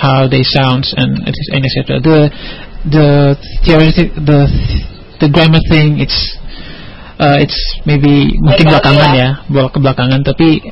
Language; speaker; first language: English; non-native, learner; Indonesian